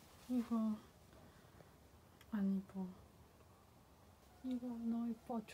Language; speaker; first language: Korean; non-native, learner; Chinese